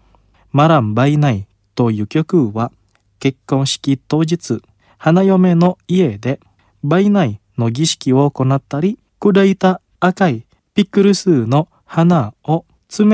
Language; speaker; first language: Japanese; non-native, fluent; Indonesian